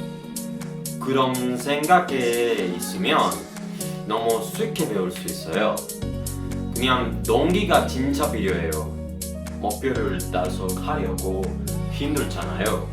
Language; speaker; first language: Korean; non-native, learner; Spanish